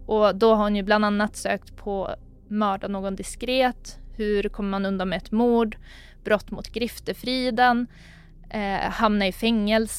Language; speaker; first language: Swedish; native; Swedish